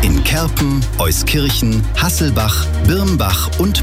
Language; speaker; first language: German; native; German